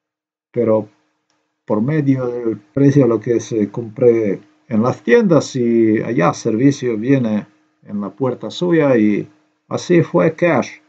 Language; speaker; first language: Spanish; non-native, learner; Slovenian